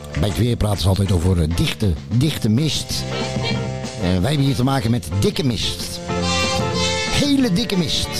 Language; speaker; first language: Dutch; native; Dutch